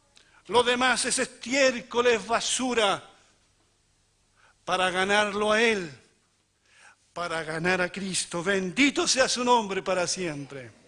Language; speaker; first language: Spanish; native; Spanish